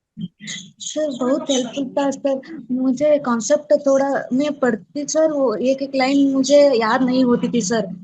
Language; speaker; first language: Hindi; non-native, local second language; Kannada